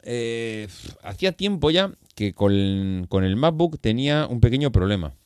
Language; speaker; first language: Spanish; native; Spanish